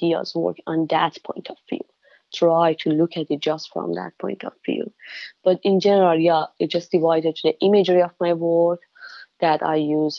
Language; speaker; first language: English; non-native, fluent; Persian